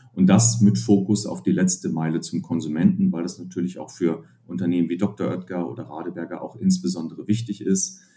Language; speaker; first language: German; native; German